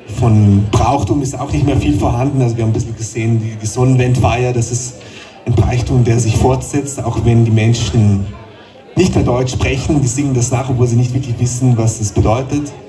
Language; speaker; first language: German; non-native, local second language; Ladin